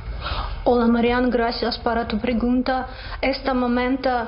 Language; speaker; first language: Spanish; non-native, learner; Ukrainian